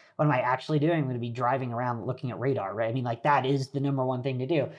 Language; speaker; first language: English; native; English